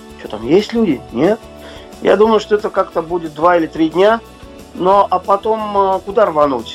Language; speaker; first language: Russian; native; Russian